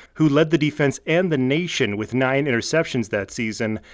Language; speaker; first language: English; native; English